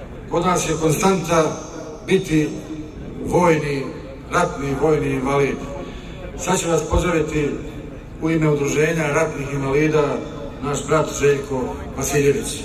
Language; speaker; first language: Bosnian; native; Bosnian